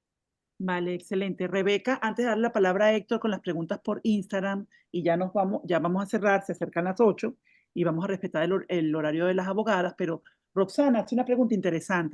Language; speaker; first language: Spanish; native; Spanish